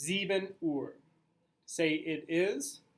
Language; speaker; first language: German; non-native, fluent; English